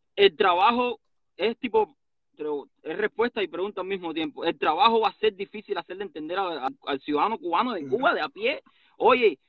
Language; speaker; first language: Spanish; native; Spanish